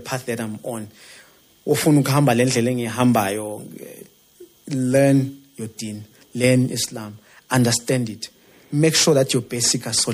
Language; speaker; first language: English; non-native, local second language; Zulu